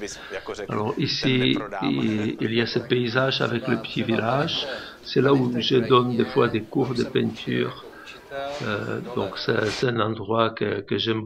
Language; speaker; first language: French; non-native, fluent; Czech